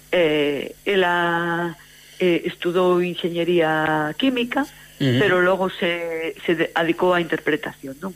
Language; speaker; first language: Galician; native; Galician